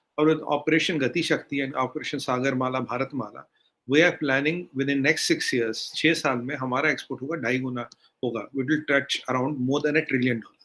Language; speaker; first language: Hindi; native; Hindi